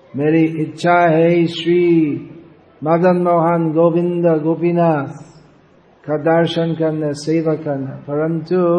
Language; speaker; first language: Hindi; non-native, fluent; English